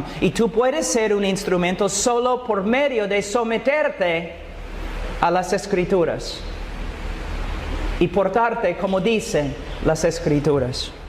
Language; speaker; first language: Spanish; non-native, fluent; English